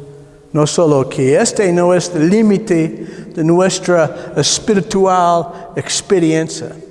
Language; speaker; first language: Spanish; non-native, learner; English